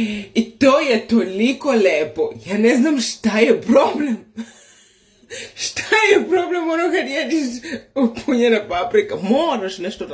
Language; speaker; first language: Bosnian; non-native, learner; Slovenian